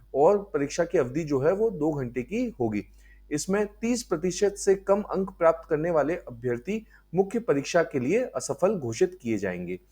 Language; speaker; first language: Hindi; native; Hindi